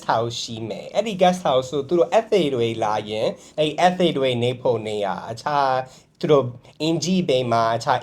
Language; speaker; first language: Burmese; non-native, fluent; English